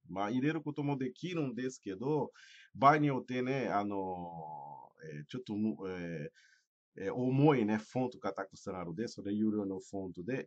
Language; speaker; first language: Japanese; non-native, fluent; Portuguese